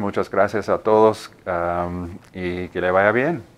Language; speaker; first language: Spanish; non-native, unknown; English